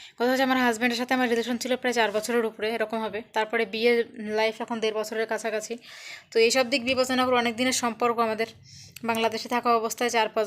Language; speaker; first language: Bangla; native; Bangla